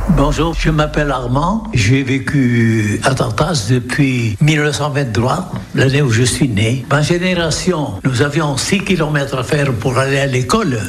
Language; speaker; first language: French; non-native, local second language; Occitan